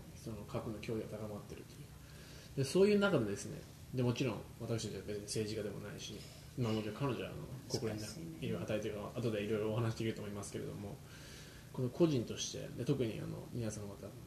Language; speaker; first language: Japanese; native; Japanese